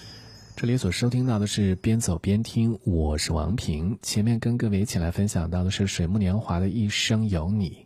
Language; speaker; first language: Chinese; native; Chinese